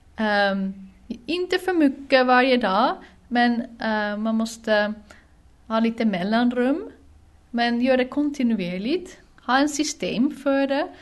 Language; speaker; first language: Swedish; non-native, fluent; Dutch